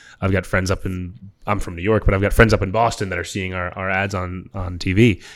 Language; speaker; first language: English; native; English